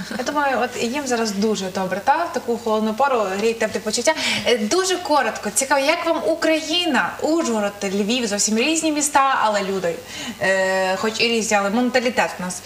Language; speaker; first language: Ukrainian; native; Ukrainian